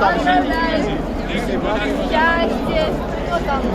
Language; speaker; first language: Russian; non-native, fluent; Georgian